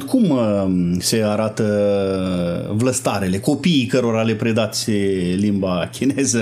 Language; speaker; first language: Romanian; native; Romanian